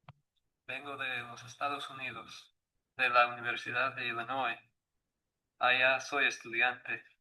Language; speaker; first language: Spanish; non-native, learner; English